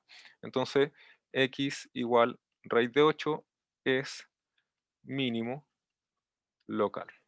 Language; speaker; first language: Spanish; native; Spanish